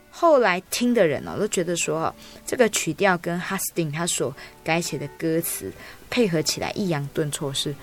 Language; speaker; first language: Chinese; native; Chinese